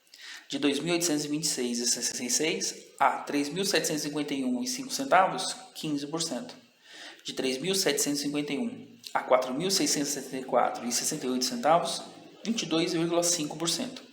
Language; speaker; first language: Portuguese; native; Portuguese